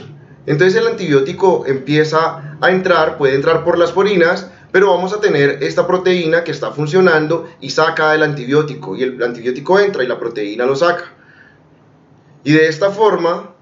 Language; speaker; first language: Spanish; native; Spanish